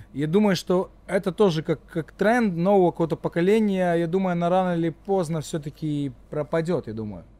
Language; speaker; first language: Russian; non-native, local second language; Latvian